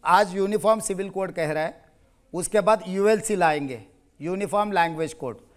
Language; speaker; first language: Hindi; non-native, local second language; Telugu